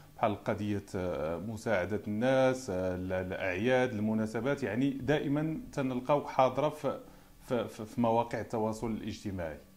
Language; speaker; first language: Arabic; native; Arabic